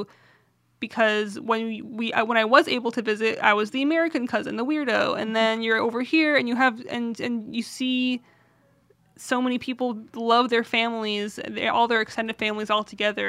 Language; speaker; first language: English; native; English